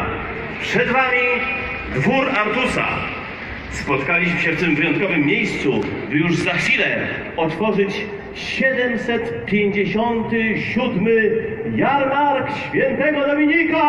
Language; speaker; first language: Polish; native; Polish